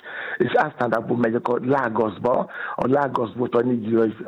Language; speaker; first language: Hungarian; non-native, learner; Yoruba